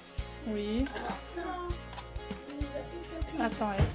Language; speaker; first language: French; native; French